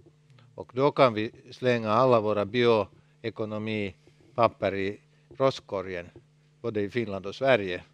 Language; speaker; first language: Swedish; non-native, local second language; Finnish